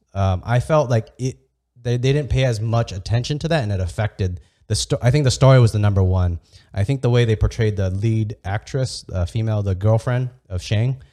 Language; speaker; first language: English; native; English